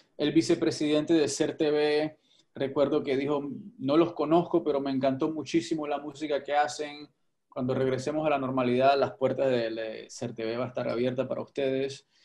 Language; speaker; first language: Spanish; native; Spanish